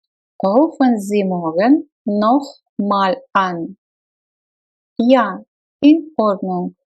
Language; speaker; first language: German; non-native, fluent; Russian